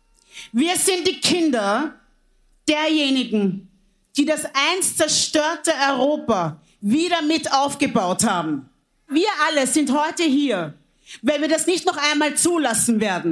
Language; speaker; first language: German; early bilingual, other home language; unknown